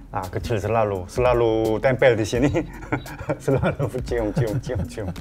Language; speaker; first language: Indonesian; non-native, learner; Korean